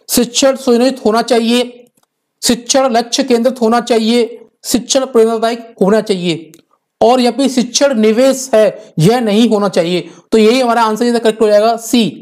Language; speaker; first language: Hindi; native; Hindi